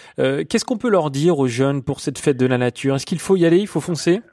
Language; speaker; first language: French; native; French